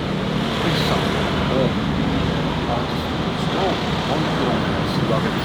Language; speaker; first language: Japanese; native; Japanese